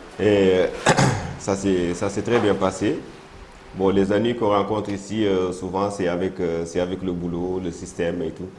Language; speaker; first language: French; non-native, local second language; Soninke